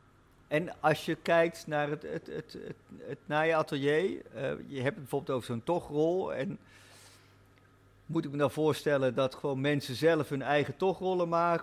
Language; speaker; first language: Dutch; native; Dutch